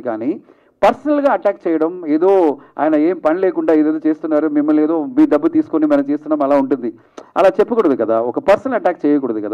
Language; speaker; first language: Telugu; non-native, fluent; Tamil